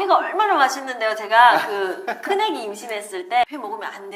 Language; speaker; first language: Korean; native; Korean